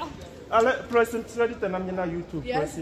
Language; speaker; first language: Czech; non-native, learner; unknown